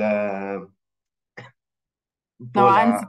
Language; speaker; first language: Italian; non-native, fluent; Spanish